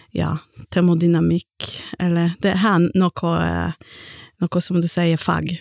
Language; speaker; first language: Norwegian; non-native, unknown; Polish